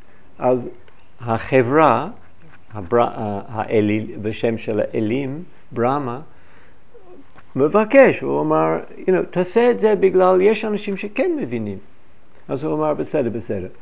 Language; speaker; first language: Hebrew; non-native, fluent; English